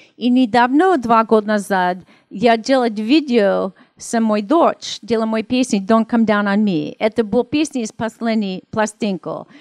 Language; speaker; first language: Russian; non-native, learner; English